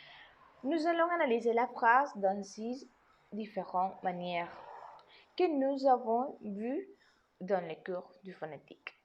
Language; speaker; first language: French; non-native, learner; Spanish